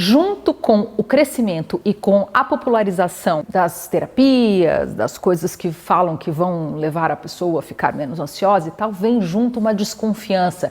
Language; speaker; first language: Portuguese; native; Portuguese